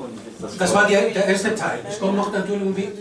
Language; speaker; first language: German; non-native, fluent; Spanish